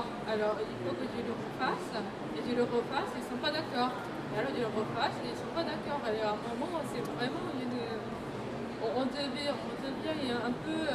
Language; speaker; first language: French; non-native, fluent; Japanese